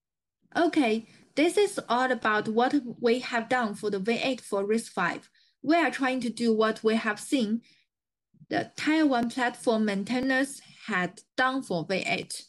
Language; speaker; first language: English; non-native, fluent; Chinese